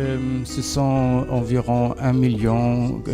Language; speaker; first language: French; non-native, fluent; German